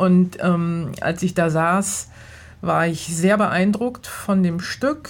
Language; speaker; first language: German; native; German